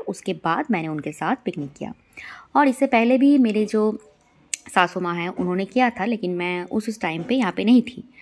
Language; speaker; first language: Hindi; non-native, local second language; Bangla